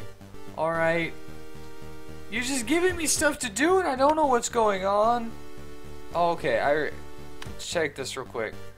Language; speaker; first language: English; native; English